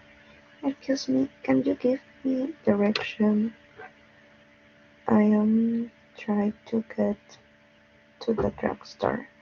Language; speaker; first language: English; non-native, learner; Spanish